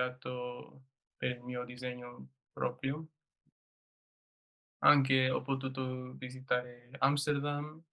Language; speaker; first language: Italian; non-native, learner; English